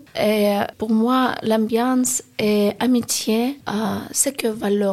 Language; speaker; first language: French; non-native, learner; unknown